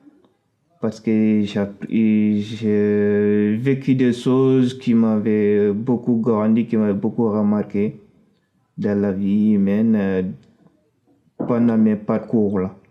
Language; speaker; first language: French; non-native, fluent; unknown